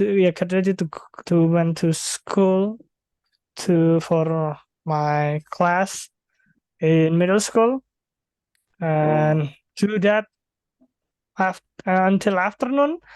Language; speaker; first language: English; non-native, fluent; Indonesian